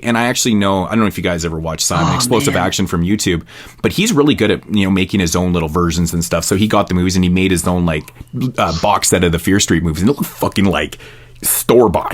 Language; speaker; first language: English; native; English